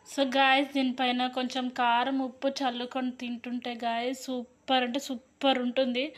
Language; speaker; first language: Telugu; non-native, local second language; Lambadi